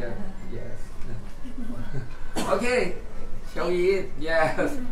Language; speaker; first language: English; non-native, learner; Thai